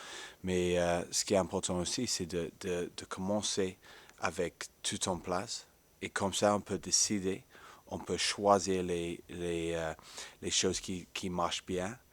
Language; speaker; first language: French; non-native, fluent; English